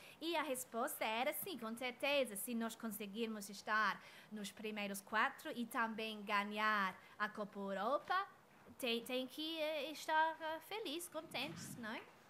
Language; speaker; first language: Portuguese; non-native, fluent; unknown